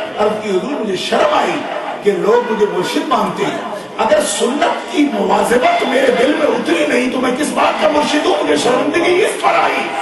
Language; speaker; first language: Urdu; native; Urdu